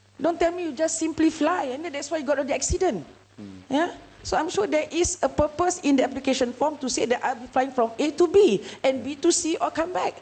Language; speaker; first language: English; non-native, local second language; Malay